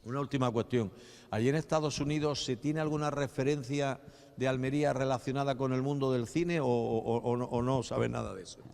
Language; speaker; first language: Spanish; native; Spanish